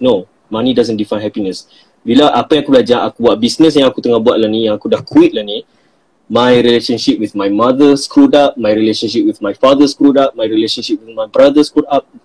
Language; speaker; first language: English; non-native, local second language; Malay